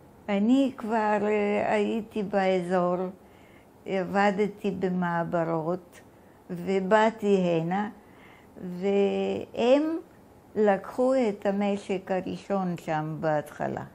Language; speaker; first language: Hebrew; non-native, fluent; Bulgarian